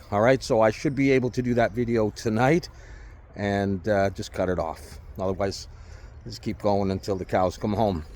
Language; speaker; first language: English; native; English